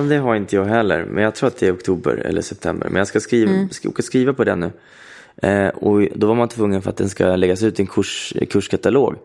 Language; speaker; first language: Swedish; native; Swedish